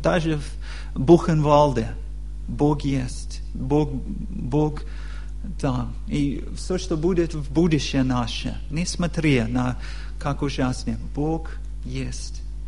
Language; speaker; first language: Russian; non-native, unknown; English